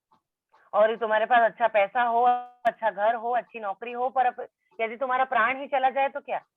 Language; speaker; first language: Hindi; native; Hindi